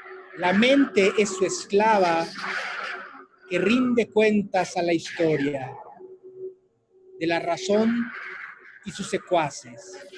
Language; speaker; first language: Spanish; native; Spanish